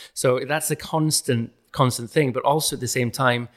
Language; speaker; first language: English; native; English